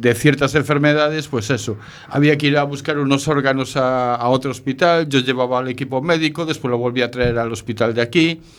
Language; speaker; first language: Spanish; native; Spanish